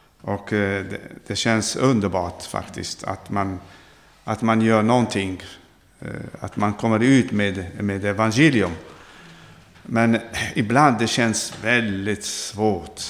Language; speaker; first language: Swedish; non-native, fluent; Arabic